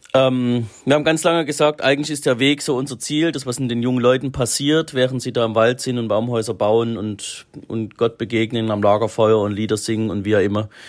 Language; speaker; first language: German; native; German